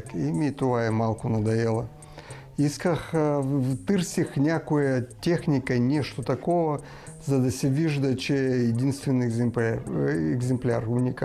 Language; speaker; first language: Bulgarian; non-native, learner; Russian